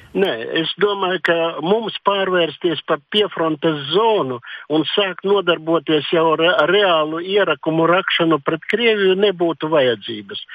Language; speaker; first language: Latvian; native; Latvian